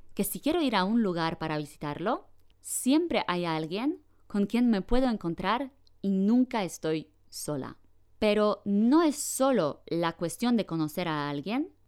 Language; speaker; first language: Spanish; non-native, fluent; Polish